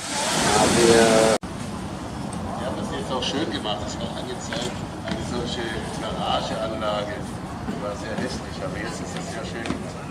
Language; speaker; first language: German; non-native, learner; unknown